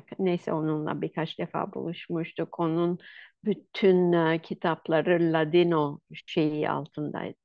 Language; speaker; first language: Turkish; non-native, local second language; Ladino